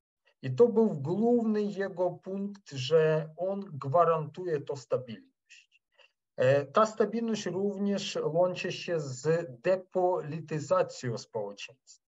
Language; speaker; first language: Polish; non-native, fluent; Ukrainian